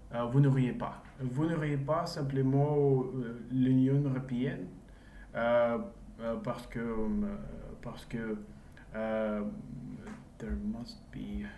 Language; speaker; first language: French; non-native, learner; English